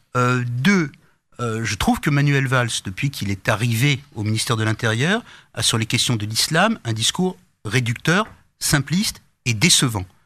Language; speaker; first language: French; native; French